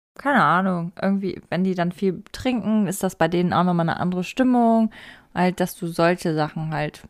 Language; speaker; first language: German; native; German